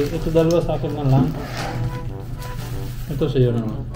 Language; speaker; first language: Filipino; non-native, learner; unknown